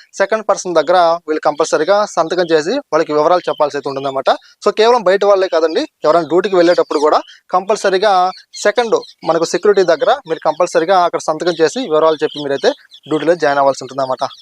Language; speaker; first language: Telugu; native; Telugu